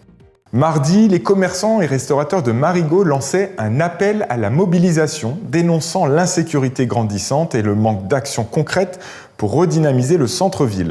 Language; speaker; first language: French; native; French